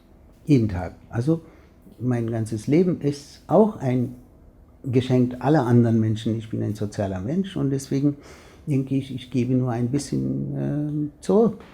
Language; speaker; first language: German; non-native, fluent; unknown